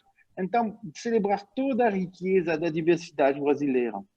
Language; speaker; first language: Portuguese; non-native, fluent; French